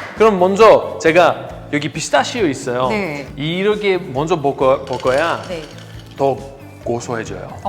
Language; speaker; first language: Korean; non-native, fluent; Greek